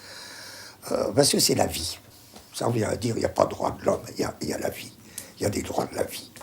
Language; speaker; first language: French; native; French